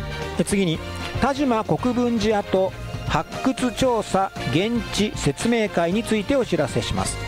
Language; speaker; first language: Japanese; native; Japanese